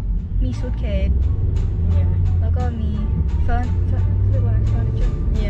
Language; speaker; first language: Thai; early bilingual, heritage; Thai